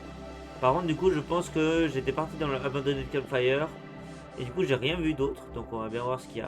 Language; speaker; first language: French; native; French